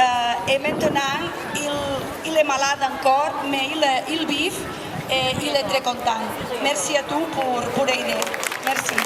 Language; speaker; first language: French; non-native, learner; Spanish